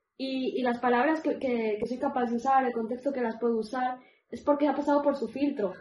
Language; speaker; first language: Spanish; native; Spanish